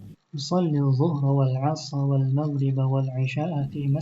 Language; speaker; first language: Arabic; non-native, fluent; Indonesian